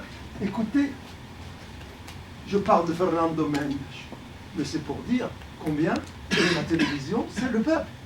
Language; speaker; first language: French; early bilingual, other home language; Arabic